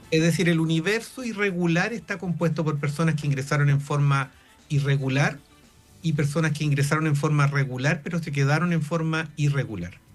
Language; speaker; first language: Spanish; native; Spanish